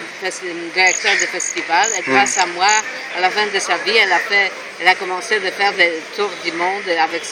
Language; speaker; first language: French; non-native, fluent; Polish